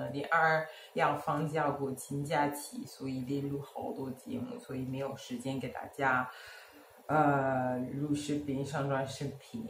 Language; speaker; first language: Chinese; non-native, fluent; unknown